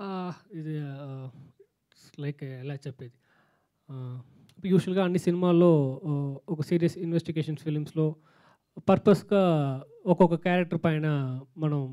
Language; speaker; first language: Telugu; non-native, local second language; Tamil